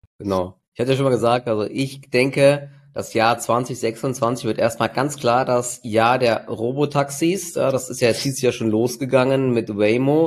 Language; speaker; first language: German; native; German